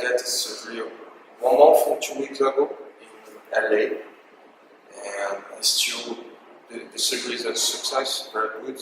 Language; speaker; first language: English; non-native, learner; Portuguese